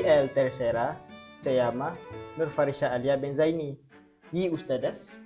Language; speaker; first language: Spanish; non-native, learner; Malay